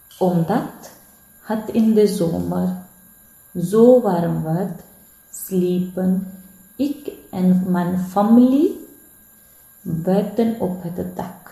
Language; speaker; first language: Dutch; non-native, learner; Hindi